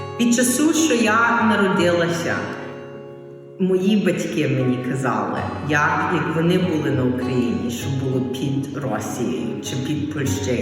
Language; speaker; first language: Ukrainian; early bilingual, heritage; Ukrainian